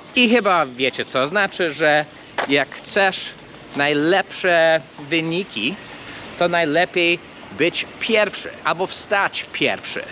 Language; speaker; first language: Polish; non-native, fluent; English